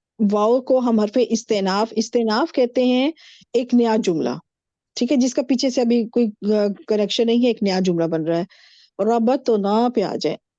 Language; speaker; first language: Urdu; native; Urdu